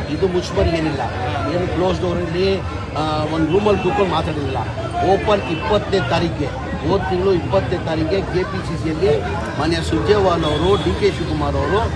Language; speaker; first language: Kannada; non-native, local second language; Urdu